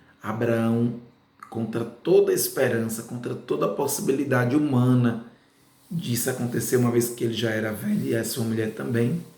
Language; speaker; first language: Portuguese; native; Portuguese